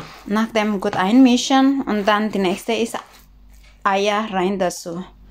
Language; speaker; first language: German; non-native, learner; Indonesian